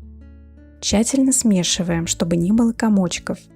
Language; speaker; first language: Russian; native; Russian